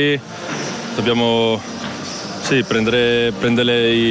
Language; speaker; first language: Italian; non-native, local second language; German